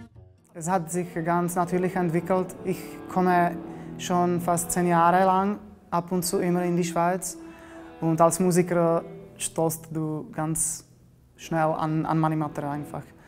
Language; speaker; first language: German; non-native, fluent; Czech